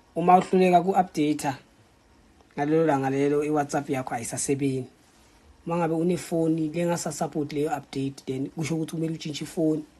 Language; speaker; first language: Zulu; non-native, local second language; Swati